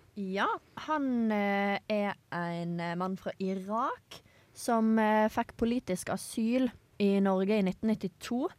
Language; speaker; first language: Norwegian; native; Norwegian